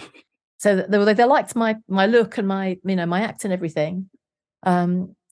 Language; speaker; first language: English; native; English